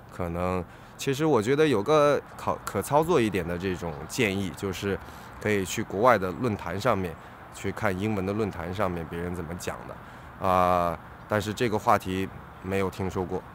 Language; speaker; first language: Chinese; native; Chinese